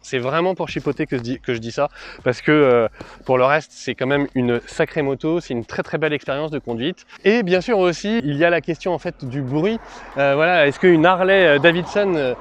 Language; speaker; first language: French; native; French